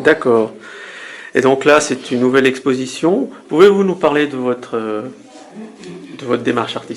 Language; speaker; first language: French; native; French